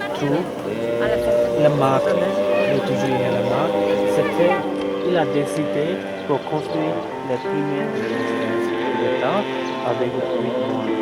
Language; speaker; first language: French; non-native, learner; Tibetan